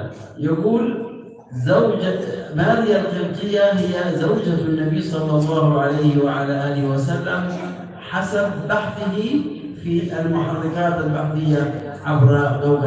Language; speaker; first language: Arabic; non-native, fluent; Indonesian